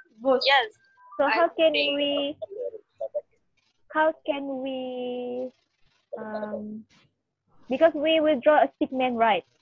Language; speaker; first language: English; non-native, learner; Malay